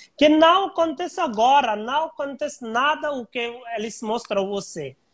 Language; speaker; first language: Portuguese; non-native, learner; Hindi